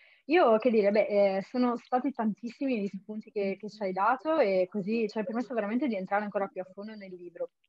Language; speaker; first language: Italian; native; Italian